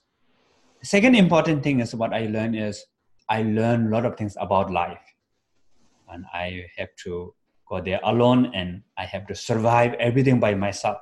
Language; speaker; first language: English; non-native, fluent; Tibetan